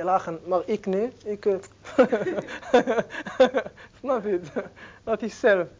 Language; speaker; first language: Dutch; non-native, learner; Arabic